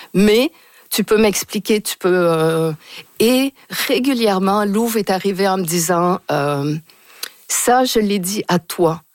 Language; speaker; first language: French; native; French